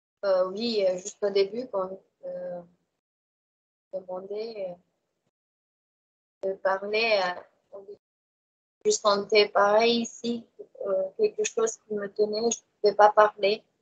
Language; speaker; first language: French; non-native, fluent; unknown